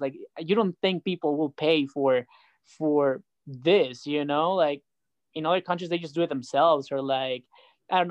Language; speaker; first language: English; non-native, fluent; Spanish